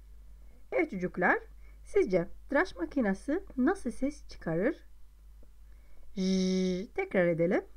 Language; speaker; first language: Turkish; non-native, fluent; Arabic